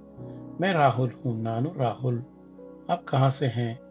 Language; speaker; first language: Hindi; non-native, local second language; Kannada